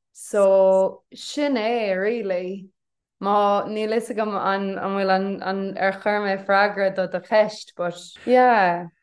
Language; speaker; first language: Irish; non-native, local second language; English